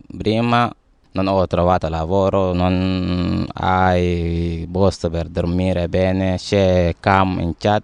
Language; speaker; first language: Italian; non-native, learner; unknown